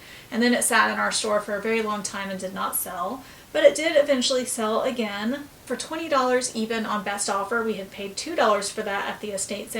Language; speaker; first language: English; native; English